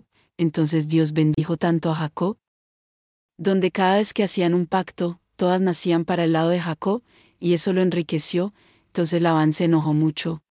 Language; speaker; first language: Spanish; native; Spanish